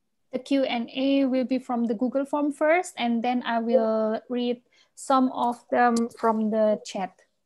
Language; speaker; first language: English; non-native, fluent; Indonesian